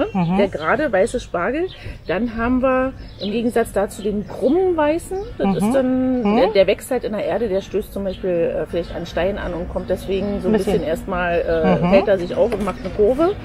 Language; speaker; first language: German; native; German